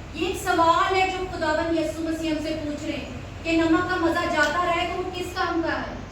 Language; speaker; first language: Urdu; native; Urdu